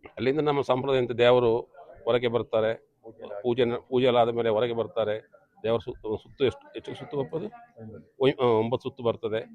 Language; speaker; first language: Kannada; non-native, local second language; Kodava